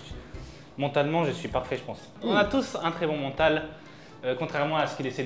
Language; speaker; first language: French; native; French